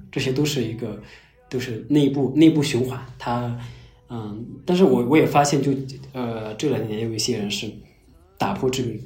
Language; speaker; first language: Chinese; non-native, local second language; Tibetan